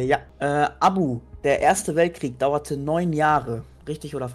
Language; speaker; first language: German; native; German